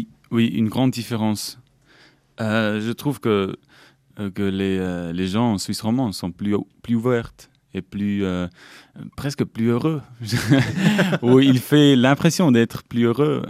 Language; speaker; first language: French; non-native, local second language; German